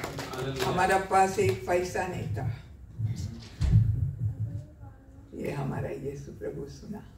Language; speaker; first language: Hindi; non-native, local second language; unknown